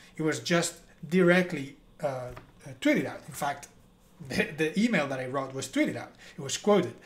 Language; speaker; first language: English; non-native, fluent; Spanish